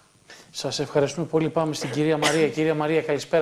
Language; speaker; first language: Greek; native; Greek